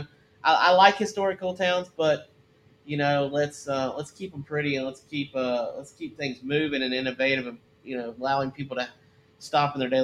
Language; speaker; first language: English; native; English